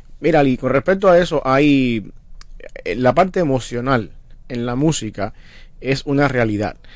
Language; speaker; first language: Spanish; native; Spanish